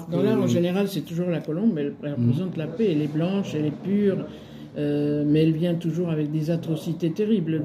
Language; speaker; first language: French; early bilingual, other home language; Spanish